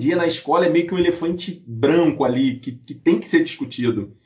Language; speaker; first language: Portuguese; native; Portuguese